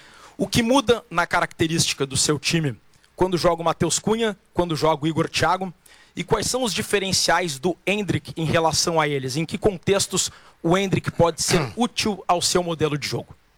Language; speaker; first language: Portuguese; native; Portuguese